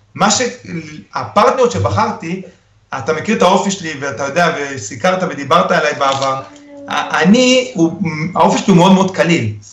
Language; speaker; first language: Hebrew; early bilingual, other home language; Spanish